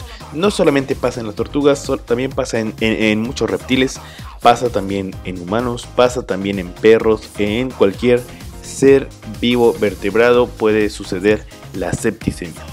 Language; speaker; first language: Spanish; native; Spanish